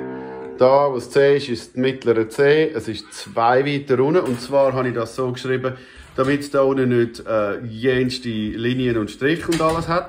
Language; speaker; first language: German; native; German